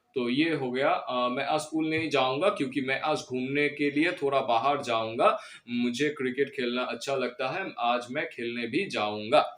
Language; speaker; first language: Hindi; non-native, local second language; Bangla